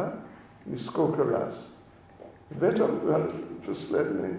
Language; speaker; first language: Russian; non-native, learner; English